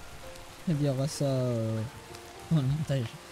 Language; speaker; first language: French; native; French